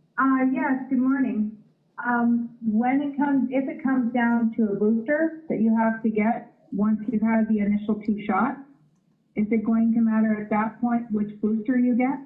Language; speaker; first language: English; native; English